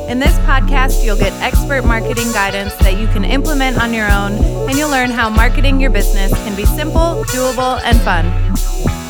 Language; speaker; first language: English; native; English